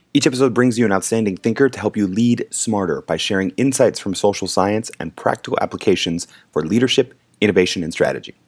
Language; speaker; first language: English; native; English